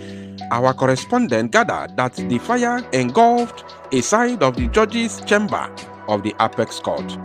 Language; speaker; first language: English; non-native, local second language; Igbo